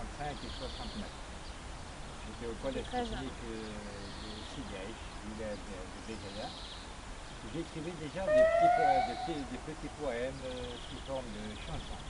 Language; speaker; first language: French; non-native, local second language; Kabyle